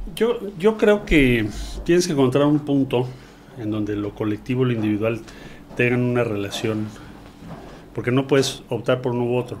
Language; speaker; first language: Spanish; native; Spanish